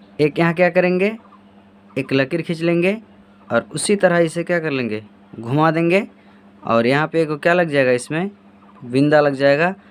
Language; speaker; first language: Hindi; native; Hindi